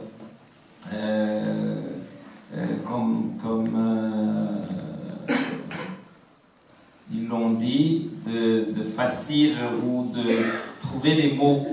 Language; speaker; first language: French; non-native, local second language; Kinyarwanda